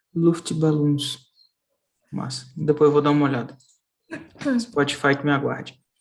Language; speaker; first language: Portuguese; native; Portuguese